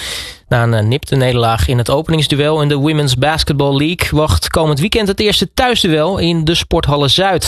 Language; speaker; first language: Dutch; native; Dutch